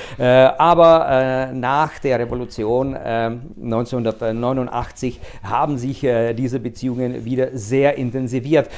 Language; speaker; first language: German; non-native, fluent; Czech